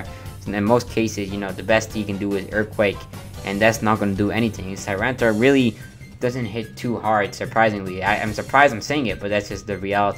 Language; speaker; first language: English; native; English